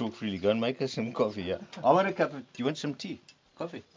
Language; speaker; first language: English; native; English